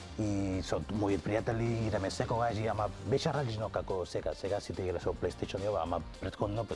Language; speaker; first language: Macedonian; non-native, learner; English